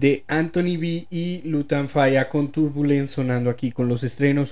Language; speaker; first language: Spanish; native; Spanish